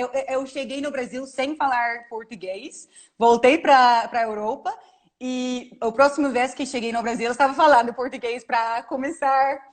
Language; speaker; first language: Portuguese; non-native, learner; English